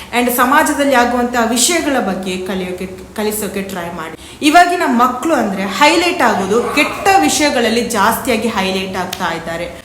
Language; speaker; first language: Kannada; native; Kannada